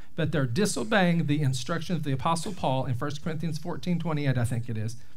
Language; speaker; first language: English; native; English